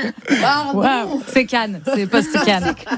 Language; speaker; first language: French; native; French